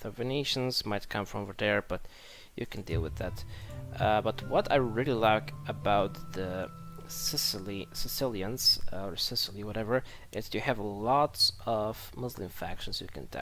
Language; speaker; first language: English; non-native, fluent; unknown